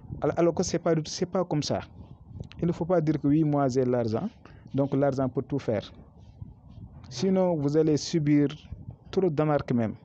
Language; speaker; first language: French; non-native, local second language; Wolof